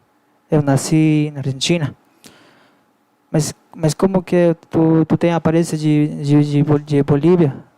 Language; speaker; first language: Portuguese; non-native, learner; Spanish